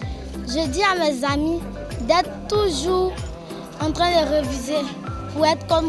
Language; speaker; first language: French; non-native, learner; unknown